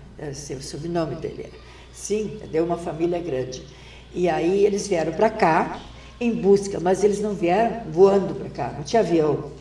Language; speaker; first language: Portuguese; non-native, local second language; German